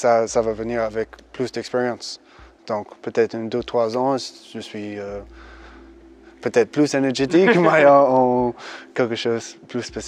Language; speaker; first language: French; early bilingual, heritage; English